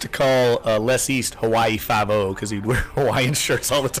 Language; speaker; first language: English; native; English